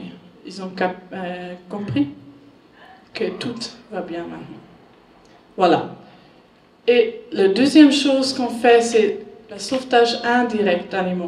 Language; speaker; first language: French; non-native, learner; German